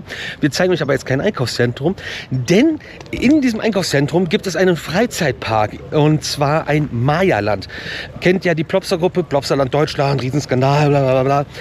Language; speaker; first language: German; native; German